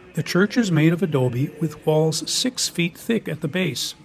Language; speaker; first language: English; native; English